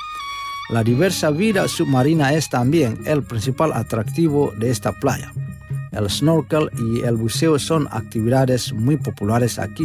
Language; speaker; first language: Spanish; non-native, fluent; Indonesian